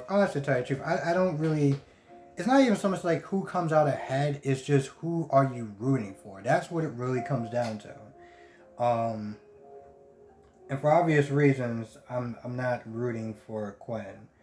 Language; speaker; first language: English; native; English